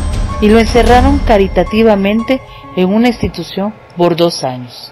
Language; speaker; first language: Spanish; native; Spanish